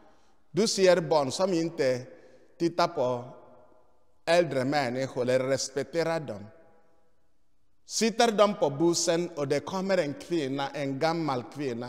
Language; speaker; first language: Swedish; non-native, fluent; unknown